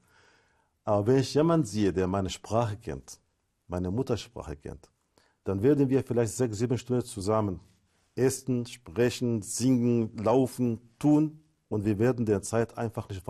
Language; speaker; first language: German; non-native, fluent; Arabic